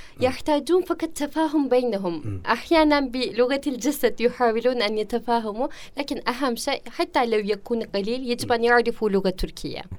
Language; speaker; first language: Arabic; non-native, fluent; Turkish